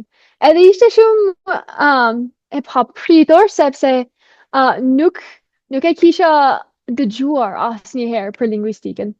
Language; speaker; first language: Albanian; non-native, fluent; English